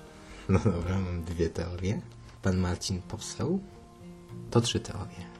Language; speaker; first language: Polish; native; Polish